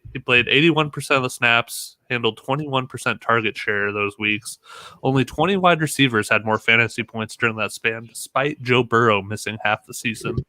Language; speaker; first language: English; native; English